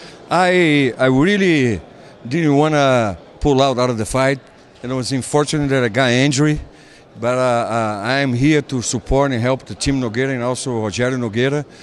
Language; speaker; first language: English; non-native, fluent; Portuguese